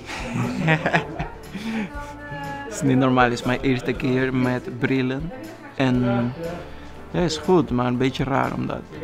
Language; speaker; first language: Dutch; non-native, learner; Spanish